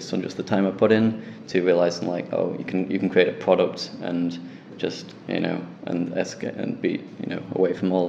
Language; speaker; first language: English; native; English